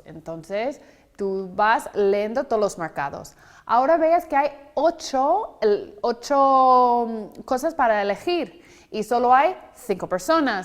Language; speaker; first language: Spanish; non-native, fluent; English